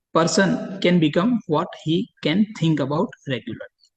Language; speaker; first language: English; non-native, local second language; Gujarati